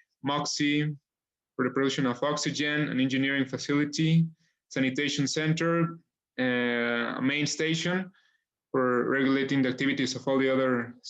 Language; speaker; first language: English; non-native, fluent; Spanish